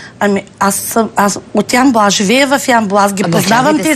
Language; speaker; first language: Bulgarian; native; Bulgarian